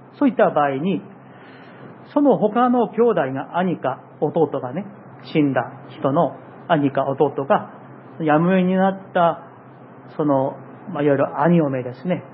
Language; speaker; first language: Japanese; non-native, fluent; Korean